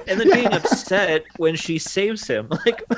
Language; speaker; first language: English; native; English